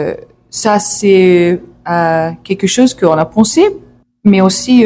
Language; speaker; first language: French; non-native, learner; English